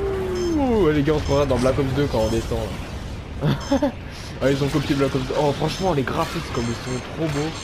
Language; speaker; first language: French; native; French